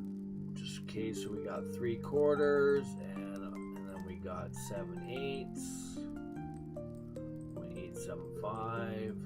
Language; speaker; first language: English; native; English